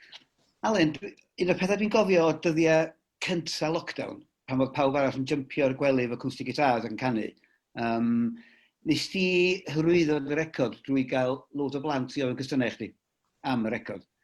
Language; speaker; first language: Welsh; native; Welsh